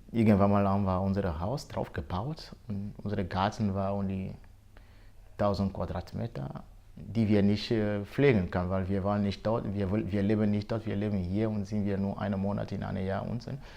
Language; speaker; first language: German; non-native, fluent; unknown